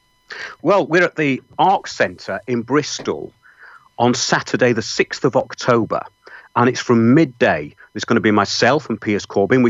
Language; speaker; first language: English; native; English